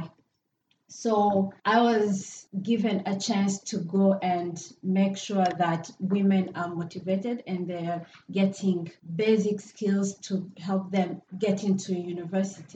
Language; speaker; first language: English; non-native, local second language; Kinyarwanda